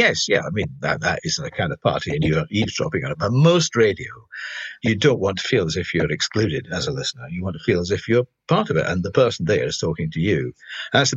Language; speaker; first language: English; native; English